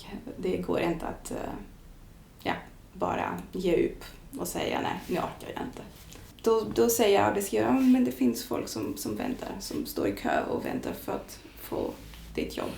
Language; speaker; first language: Swedish; non-native, fluent; Greek